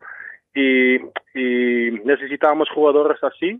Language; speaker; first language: Spanish; non-native, fluent; Dutch